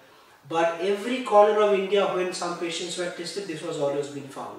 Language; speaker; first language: English; non-native, local second language; Bangla